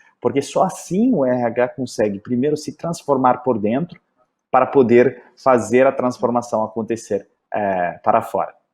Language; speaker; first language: Portuguese; non-native, fluent; Italian